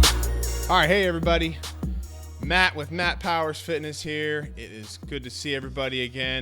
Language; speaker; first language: English; native; English